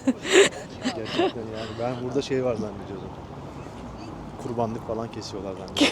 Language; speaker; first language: Turkish; native; Turkish